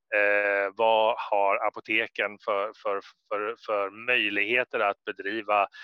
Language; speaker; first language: Swedish; native; Swedish